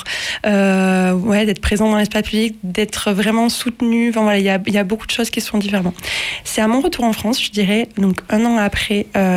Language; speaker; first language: French; native; French